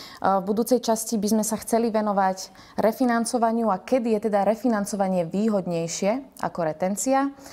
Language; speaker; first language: Slovak; native; Slovak